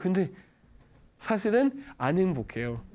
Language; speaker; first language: Korean; non-native, learner; Danish